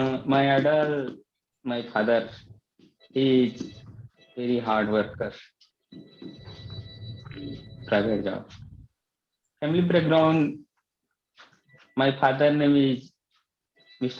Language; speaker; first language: English; non-native, learner; Hindi